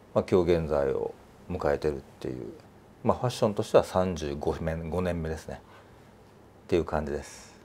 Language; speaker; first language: Japanese; native; Japanese